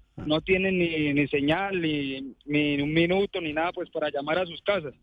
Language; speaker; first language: Spanish; native; Spanish